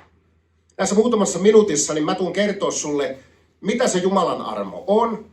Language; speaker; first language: Finnish; native; Finnish